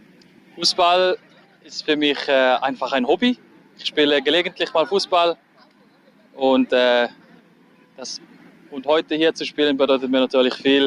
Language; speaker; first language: German; non-native, fluent; Kurdish